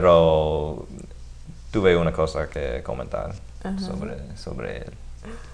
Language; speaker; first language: Spanish; non-native, fluent; English